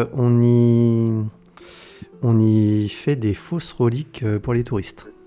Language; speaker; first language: French; native; French